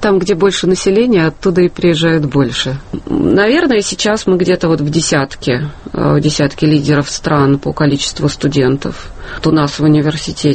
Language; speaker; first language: Russian; native; Russian